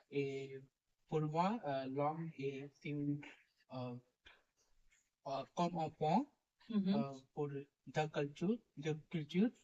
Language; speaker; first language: French; non-native, learner; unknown